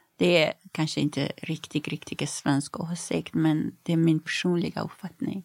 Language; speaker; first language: Swedish; non-native, fluent; Persian